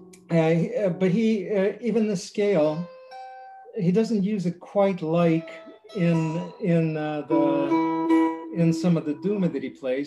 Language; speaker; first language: English; early bilingual, other home language; Ukrainian